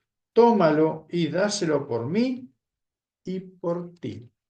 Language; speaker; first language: Spanish; native; Spanish